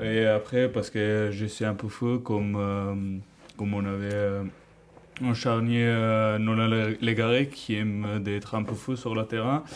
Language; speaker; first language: French; non-native, learner; Georgian